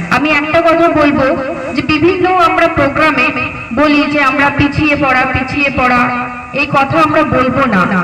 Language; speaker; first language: Bangla; non-native, local second language; Santali